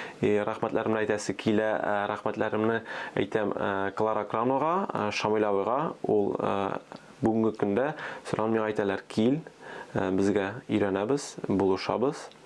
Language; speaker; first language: Tatar; early bilingual, other home language; Armenian